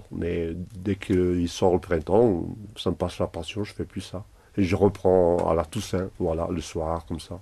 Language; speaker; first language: French; non-native, local second language; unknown